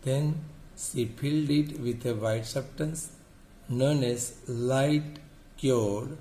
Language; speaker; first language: English; non-native, local second language; Gujarati